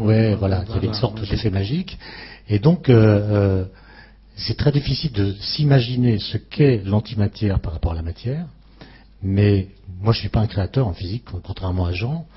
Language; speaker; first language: French; native; French